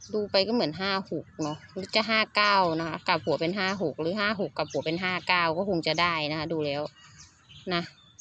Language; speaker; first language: Thai; native; Thai